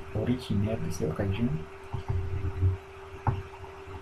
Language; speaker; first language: French; non-native, learner; Spanish